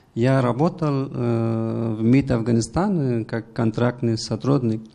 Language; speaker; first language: Russian; non-native, learner; Persian